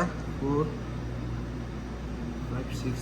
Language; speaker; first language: English; non-native, learner; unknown